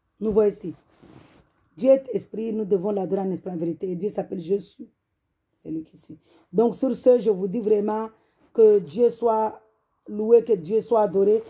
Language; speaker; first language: French; non-native, local second language; Comorian